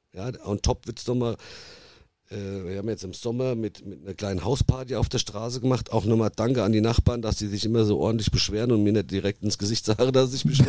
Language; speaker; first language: German; early bilingual, other home language; Italian